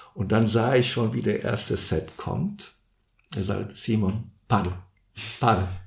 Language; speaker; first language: German; non-native, fluent; Portuguese